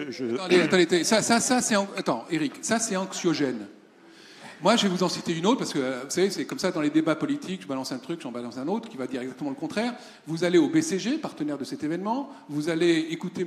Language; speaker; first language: French; native; French